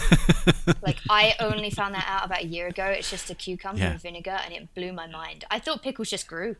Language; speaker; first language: English; native; English